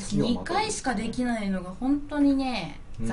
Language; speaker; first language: Japanese; native; Japanese